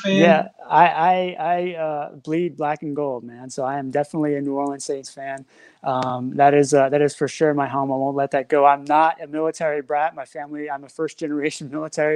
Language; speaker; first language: English; native; English